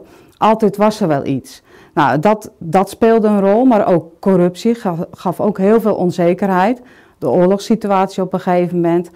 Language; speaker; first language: Dutch; native; Dutch